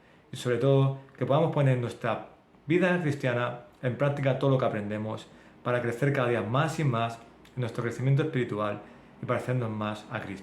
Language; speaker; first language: Spanish; native; Spanish